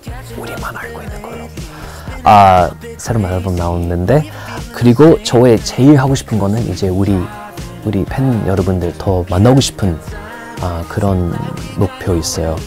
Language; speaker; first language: Korean; non-native, fluent; English